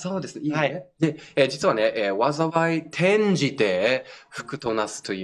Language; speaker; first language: Japanese; non-native, learner; English